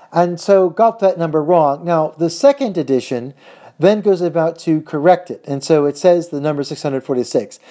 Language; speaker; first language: English; native; English